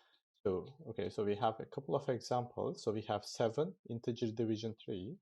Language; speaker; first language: English; non-native, fluent; Turkish